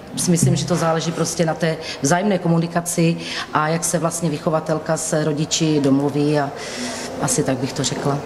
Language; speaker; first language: Czech; native; Czech